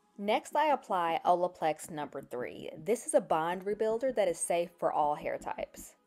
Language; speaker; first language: English; native; English